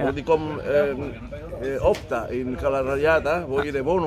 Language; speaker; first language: German; non-native, learner; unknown